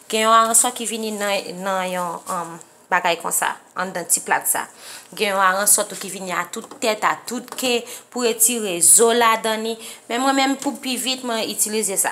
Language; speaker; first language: French; non-native, learner; Haitian Creole